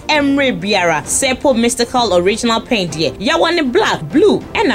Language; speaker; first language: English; non-native, local second language; Akan